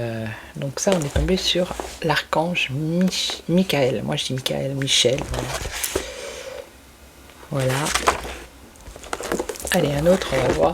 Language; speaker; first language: French; native; French